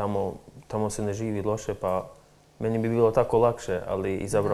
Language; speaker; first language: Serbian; non-native, local second language; Albanian